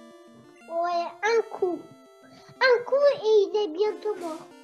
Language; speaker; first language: French; native; French